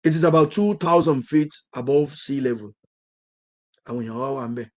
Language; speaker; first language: English; non-native, local second language; Yoruba